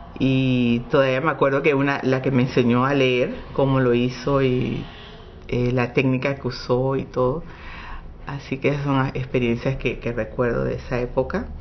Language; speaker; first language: Spanish; non-native, local second language; English